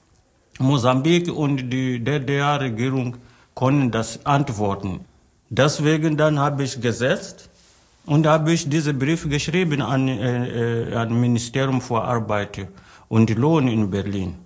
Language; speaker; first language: German; non-native, learner; Portuguese